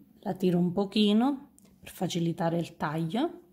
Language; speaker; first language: Italian; native; Italian